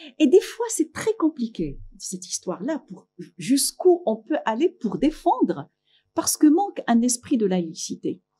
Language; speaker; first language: French; non-native, local second language; Arabic